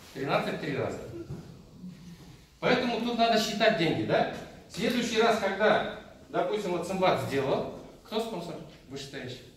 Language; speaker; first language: Russian; non-native, local second language; Kazakh